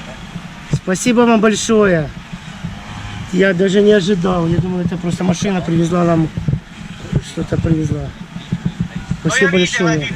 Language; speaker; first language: Russian; non-native, local second language; Ukrainian